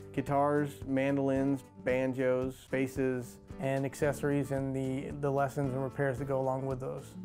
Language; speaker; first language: English; native; English